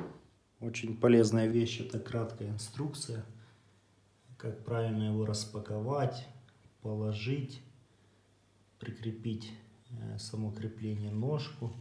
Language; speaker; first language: Russian; native; Russian